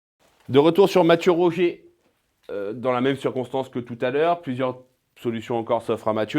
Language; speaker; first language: French; native; French